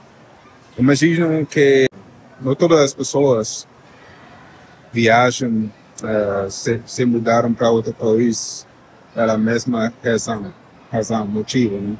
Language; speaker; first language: Portuguese; non-native, fluent; English